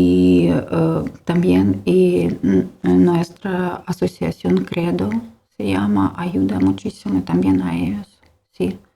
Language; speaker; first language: Spanish; non-native, learner; Ukrainian